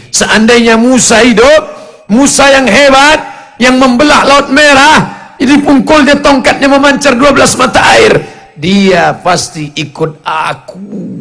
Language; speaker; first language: Indonesian; native; Indonesian